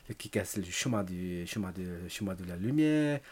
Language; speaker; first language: French; non-native, learner; Tibetan